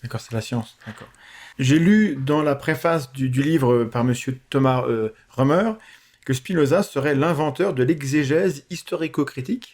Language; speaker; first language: French; native; French